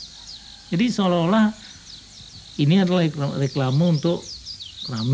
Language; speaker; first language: Indonesian; native; Indonesian